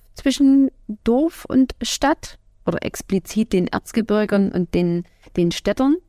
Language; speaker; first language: German; native; German